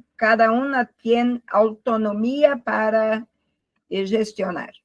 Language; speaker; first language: Spanish; non-native, learner; Portuguese